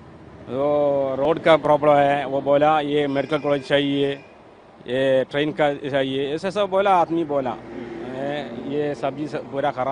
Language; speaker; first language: Hindi; non-native, local second language; Malayalam